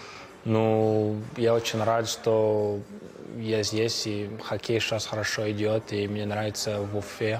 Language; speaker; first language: Russian; early bilingual, heritage; Russian